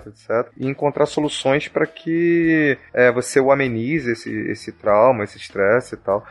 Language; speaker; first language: Portuguese; native; Portuguese